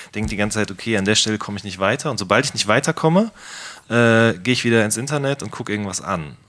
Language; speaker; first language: German; native; German